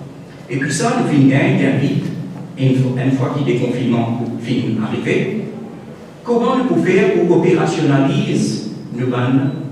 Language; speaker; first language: French; non-native, local second language; Morisyen